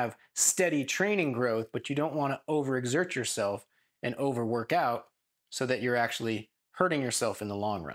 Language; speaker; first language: English; native; English